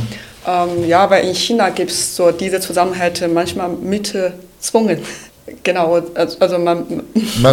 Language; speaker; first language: German; non-native, fluent; Chinese